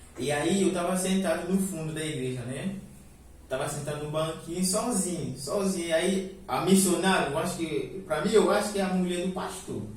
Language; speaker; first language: Portuguese; non-native, fluent; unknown